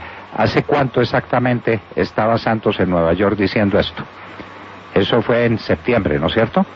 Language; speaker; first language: Spanish; native; Spanish